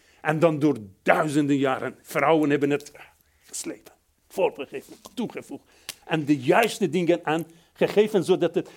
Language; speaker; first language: Dutch; non-native, fluent; Persian